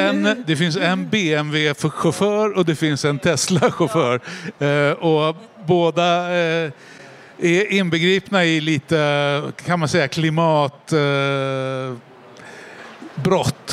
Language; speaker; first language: Swedish; native; Swedish